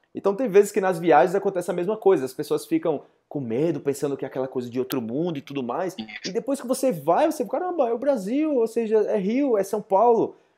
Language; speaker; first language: Portuguese; native; Portuguese